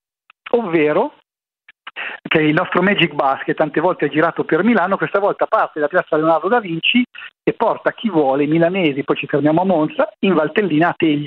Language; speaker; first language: Italian; native; Italian